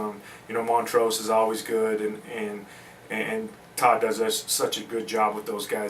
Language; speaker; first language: English; native; English